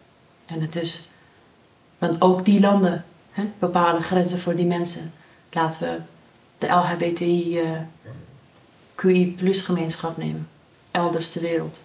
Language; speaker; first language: Dutch; early bilingual, other home language; Persian